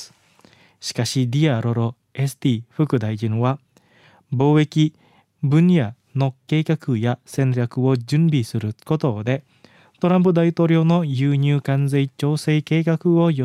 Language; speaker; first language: Japanese; non-native, fluent; Indonesian